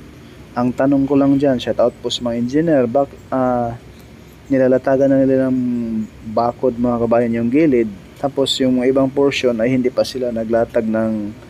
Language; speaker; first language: Filipino; native; Filipino